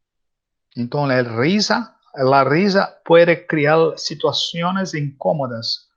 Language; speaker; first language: Spanish; non-native, learner; Portuguese